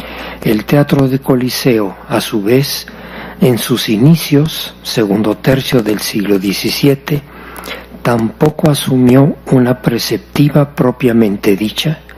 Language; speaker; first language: Spanish; native; Spanish